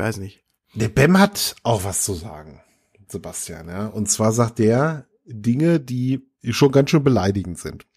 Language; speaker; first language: German; native; German